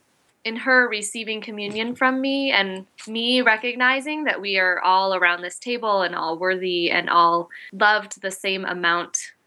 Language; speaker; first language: English; native; English